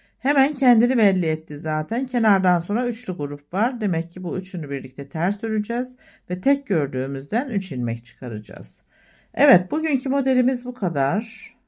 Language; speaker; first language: Turkish; native; Turkish